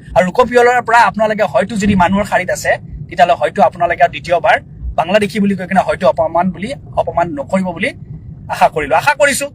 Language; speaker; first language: Assamese; non-native, local second language; Bangla